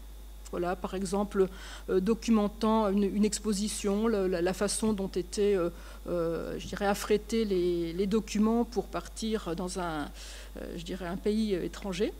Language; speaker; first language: French; native; French